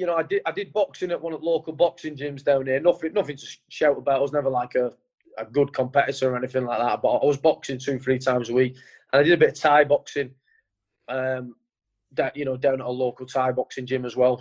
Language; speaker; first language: English; native; English